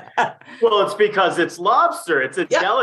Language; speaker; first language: English; native; English